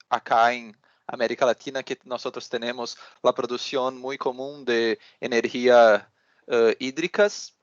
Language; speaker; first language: Portuguese; non-native, learner; Spanish